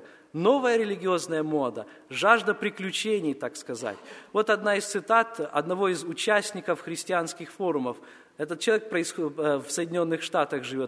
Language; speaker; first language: Russian; native; Russian